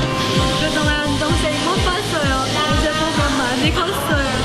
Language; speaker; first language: Korean; non-native, learner; Vietnamese